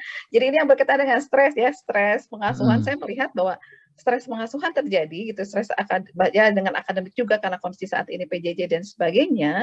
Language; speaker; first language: Indonesian; native; Indonesian